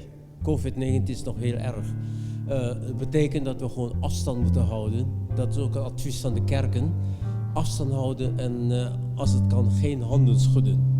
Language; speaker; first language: Dutch; non-native, fluent; Indonesian